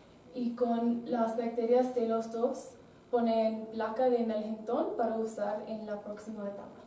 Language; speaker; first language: Spanish; non-native, learner; English